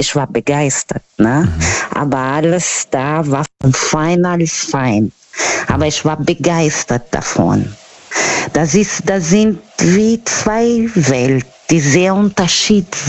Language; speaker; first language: German; non-native, learner; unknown